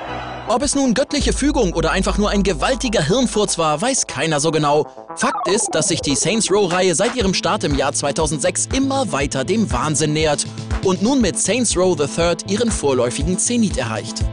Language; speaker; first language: German; native; German